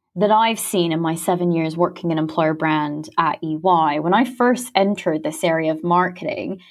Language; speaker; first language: English; native; English